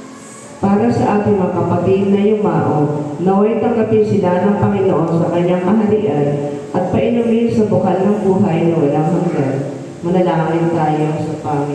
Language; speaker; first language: Filipino; native; Filipino